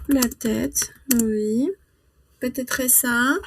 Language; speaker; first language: French; non-native, fluent; Spanish